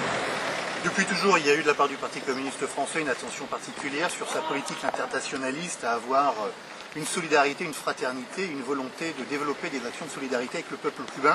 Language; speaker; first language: French; native; French